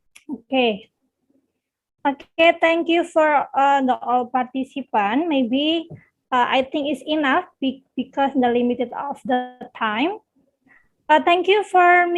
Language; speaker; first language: English; non-native, learner; Indonesian